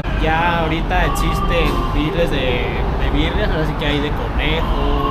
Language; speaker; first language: Spanish; native; Spanish